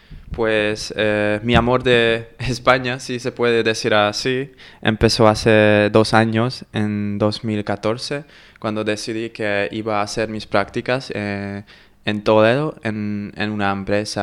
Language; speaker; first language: Spanish; non-native, fluent; Hungarian